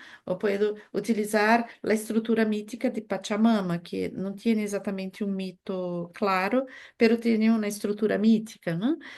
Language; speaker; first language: Spanish; non-native, fluent; Portuguese